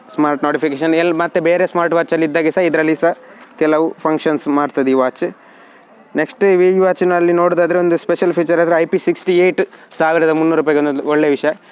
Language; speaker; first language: Kannada; non-native, local second language; Tulu